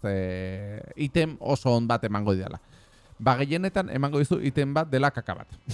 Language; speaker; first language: Basque; non-native, fluent; Spanish